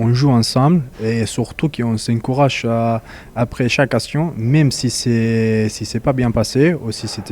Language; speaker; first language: French; non-native, fluent; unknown